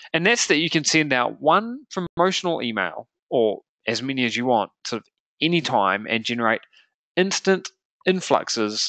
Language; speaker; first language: English; native; English